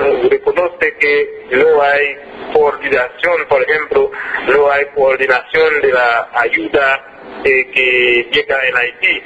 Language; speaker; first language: Spanish; non-native, fluent; French